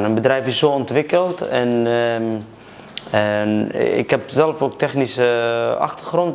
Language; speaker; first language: Dutch; early bilingual, other home language; Somali